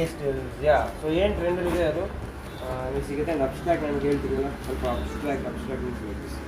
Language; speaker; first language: Kannada; non-native, local second language; Hindi